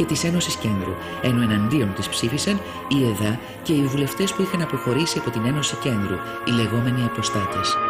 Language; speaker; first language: Greek; native; Greek